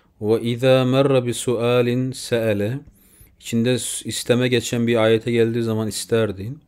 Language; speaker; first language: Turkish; native; Turkish